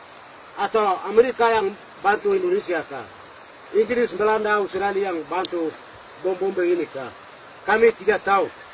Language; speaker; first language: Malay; non-native, local second language; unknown